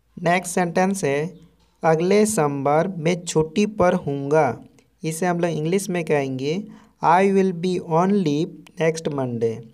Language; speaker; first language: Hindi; non-native, local second language; Santali